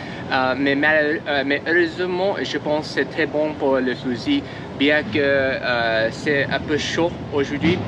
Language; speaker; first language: French; non-native, learner; English